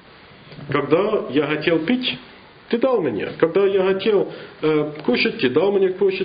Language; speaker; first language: Russian; non-native, fluent; English